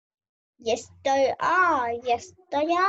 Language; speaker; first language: English; non-native, learner; Vietnamese